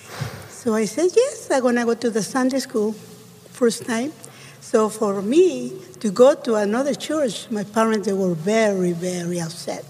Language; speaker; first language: English; non-native, learner; Spanish